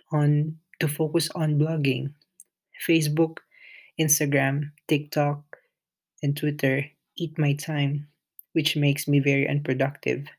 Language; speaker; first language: English; non-native, local second language; Filipino